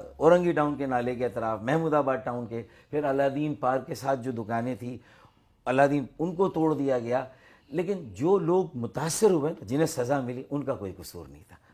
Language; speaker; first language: Urdu; non-native, local second language; Memoni